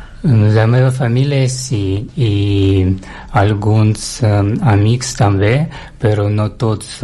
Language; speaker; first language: Catalan; non-native, learner; Russian